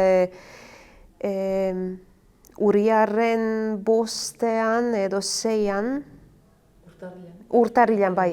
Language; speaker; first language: Basque; non-native, learner; Croatian